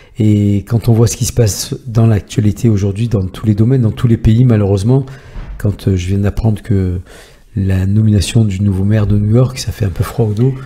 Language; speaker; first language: French; native; French